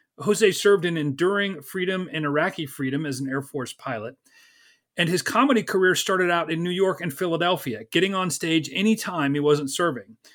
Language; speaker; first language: English; native; English